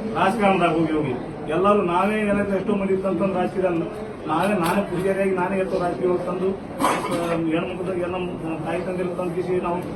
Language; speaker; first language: Kannada; non-native, local second language; Lambadi